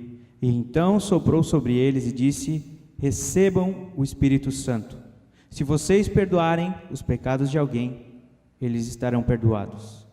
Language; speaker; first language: Portuguese; native; Portuguese